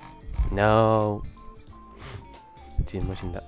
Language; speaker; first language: Japanese; non-native, learner; Chinese